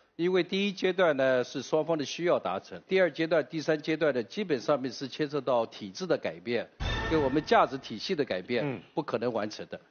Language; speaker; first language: Chinese; native; Chinese